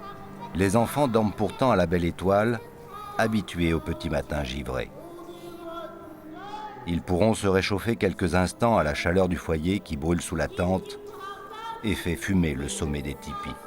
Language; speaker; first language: French; native; French